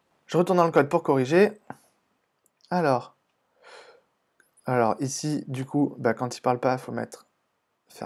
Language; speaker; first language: French; native; French